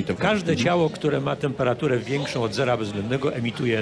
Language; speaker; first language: Polish; native; Polish